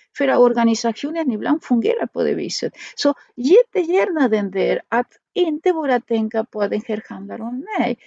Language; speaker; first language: Swedish; non-native, fluent; Spanish